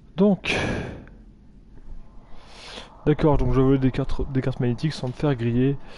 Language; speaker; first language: French; native; French